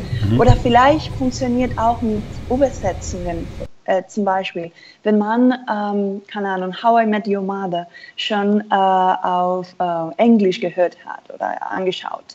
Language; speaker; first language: German; non-native, fluent; Spanish